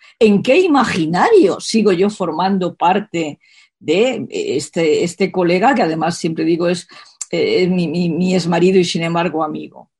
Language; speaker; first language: Spanish; native; Spanish